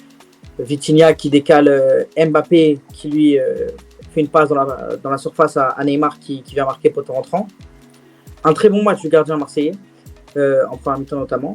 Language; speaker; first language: French; native; French